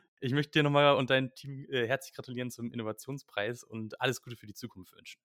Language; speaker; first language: German; native; German